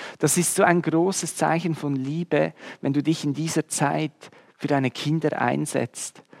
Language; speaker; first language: German; native; German